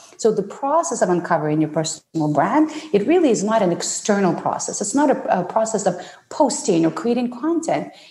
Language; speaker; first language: English; non-native, fluent; Ukrainian